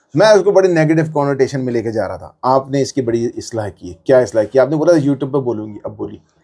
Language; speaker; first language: Urdu; native; Urdu